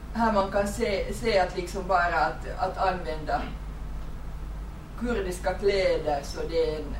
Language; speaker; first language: Swedish; non-native, fluent; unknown